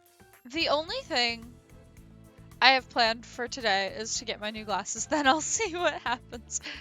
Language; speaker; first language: English; native; English